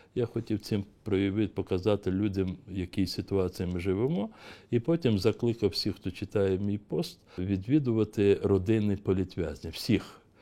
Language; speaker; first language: Ukrainian; non-native, local second language; Crimean Tatar